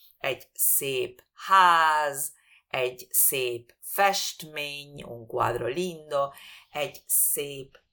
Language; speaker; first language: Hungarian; non-native, fluent; Spanish